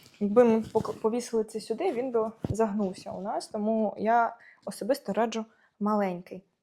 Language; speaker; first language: Ukrainian; non-native, local second language; Russian